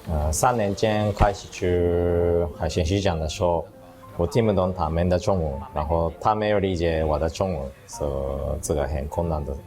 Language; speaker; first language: Chinese; non-native, learner; Japanese